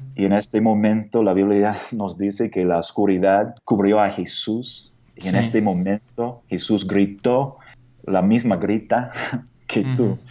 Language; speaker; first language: Spanish; non-native, fluent; English